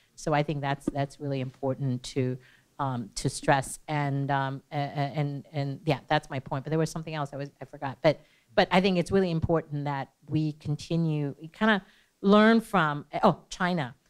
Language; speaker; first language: English; native; English